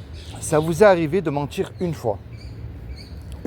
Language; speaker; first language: French; native; French